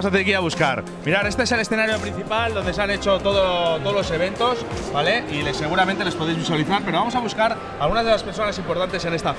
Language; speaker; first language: Spanish; native; Spanish